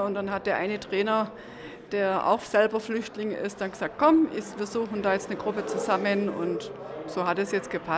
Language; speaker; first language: German; native; German